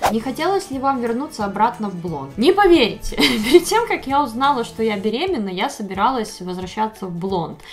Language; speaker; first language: Russian; native; Russian